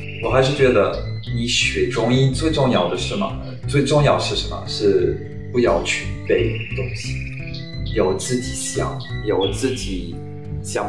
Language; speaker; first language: Chinese; non-native, fluent; French